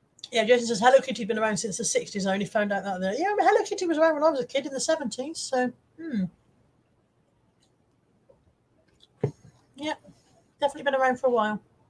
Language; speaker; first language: English; native; English